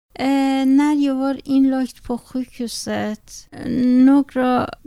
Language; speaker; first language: Swedish; non-native, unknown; Persian